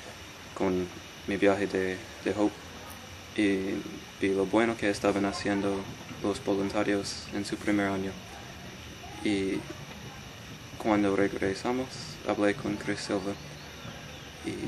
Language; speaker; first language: Spanish; non-native, fluent; English